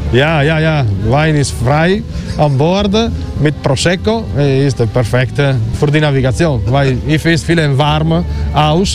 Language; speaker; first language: German; non-native, learner; Italian